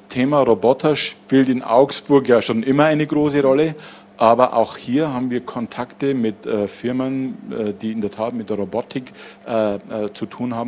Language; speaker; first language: German; native; German